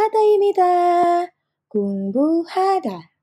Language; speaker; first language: Korean; non-native, fluent; Indonesian